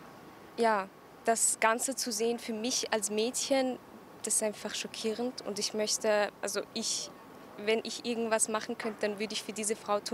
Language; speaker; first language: German; early bilingual, other home language; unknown